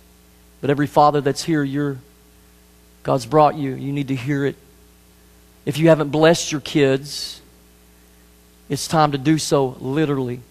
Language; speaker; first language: English; native; English